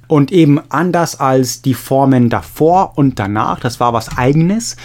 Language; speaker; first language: German; non-native, fluent; English